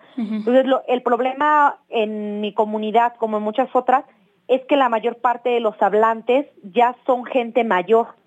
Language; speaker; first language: Spanish; native; Spanish